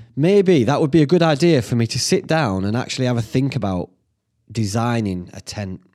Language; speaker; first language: English; native; English